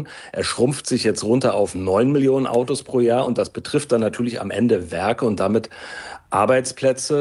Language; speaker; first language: German; native; German